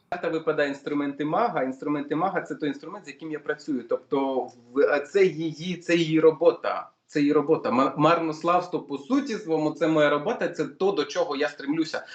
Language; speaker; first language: Ukrainian; non-native, local second language; Russian